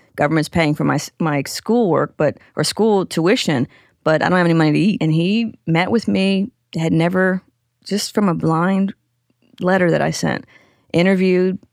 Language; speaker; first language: English; native; English